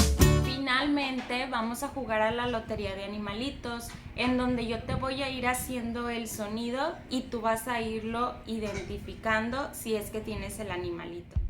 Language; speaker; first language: Spanish; native; Spanish